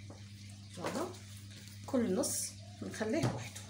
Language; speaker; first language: Arabic; native; Arabic